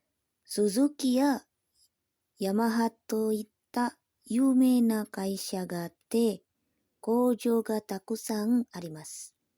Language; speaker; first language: Japanese; non-native, learner; Indonesian